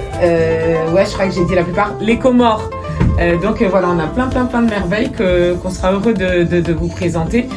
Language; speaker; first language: French; early bilingual, other home language; Soninke